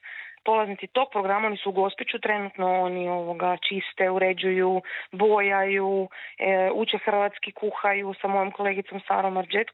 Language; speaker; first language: Serbian; native; Serbian